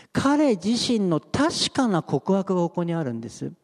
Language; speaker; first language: Japanese; native; Japanese